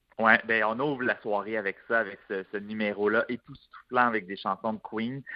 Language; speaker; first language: French; native; French